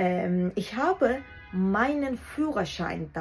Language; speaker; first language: German; non-native, fluent; Georgian